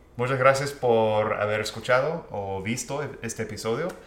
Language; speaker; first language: Spanish; non-native, fluent; English